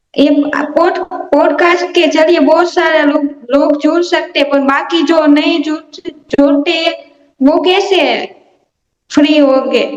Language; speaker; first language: Hindi; non-native, local second language; Gujarati